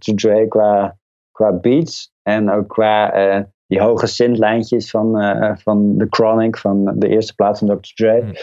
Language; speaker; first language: Dutch; native; Dutch